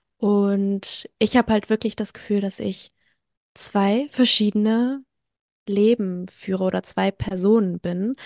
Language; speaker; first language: German; early bilingual, other home language; French